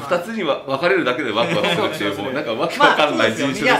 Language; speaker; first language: Japanese; native; Japanese